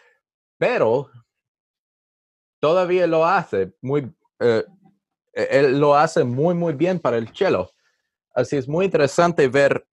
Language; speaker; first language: Spanish; non-native, learner; English